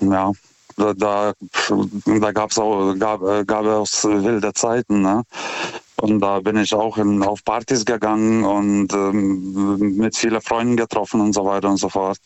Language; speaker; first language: German; non-native, fluent; Lithuanian